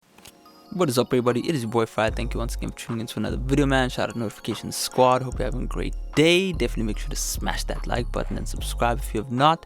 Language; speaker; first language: English; native; English